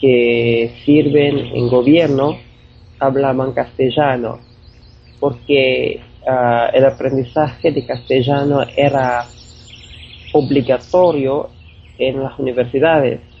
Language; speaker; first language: Spanish; non-native, fluent; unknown